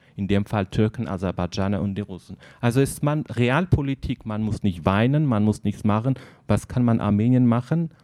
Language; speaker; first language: German; non-native, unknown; Armenian